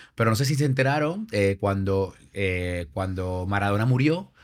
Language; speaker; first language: Spanish; native; Spanish